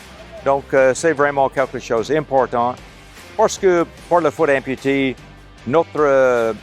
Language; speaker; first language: French; non-native, local second language; Haitian Creole